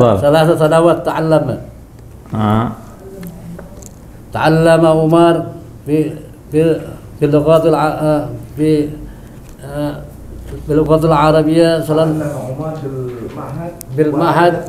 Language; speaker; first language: Arabic; non-native, learner; Indonesian